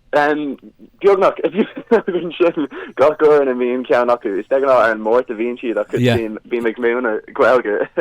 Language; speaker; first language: Irish; non-native, local second language; English